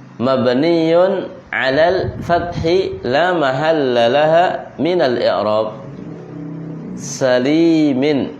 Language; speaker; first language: Arabic; non-native, fluent; Indonesian